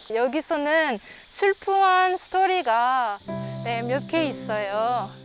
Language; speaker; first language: Korean; non-native, fluent; French